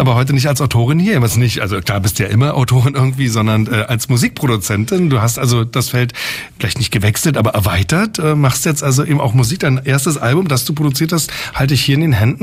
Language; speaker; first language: German; native; German